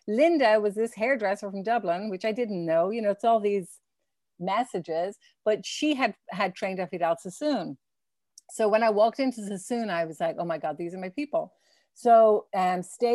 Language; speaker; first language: English; native; English